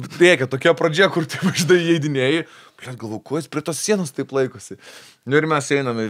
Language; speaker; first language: Lithuanian; native; Lithuanian